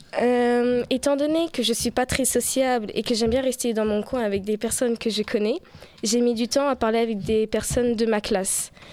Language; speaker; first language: French; early bilingual, other home language; Portuguese